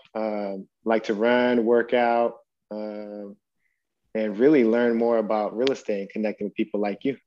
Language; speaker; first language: English; native; English